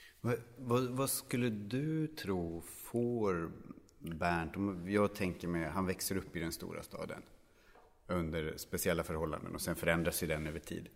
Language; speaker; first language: Swedish; native; Swedish